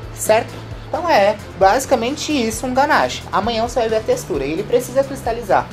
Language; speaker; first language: Portuguese; native; Portuguese